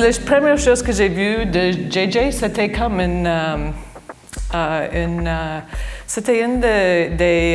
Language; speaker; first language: French; non-native, fluent; English